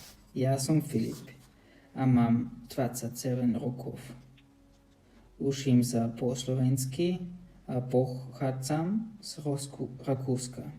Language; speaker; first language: Slovak; non-native, learner; German